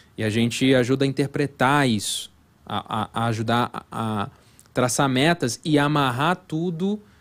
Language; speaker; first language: Portuguese; non-native, fluent; English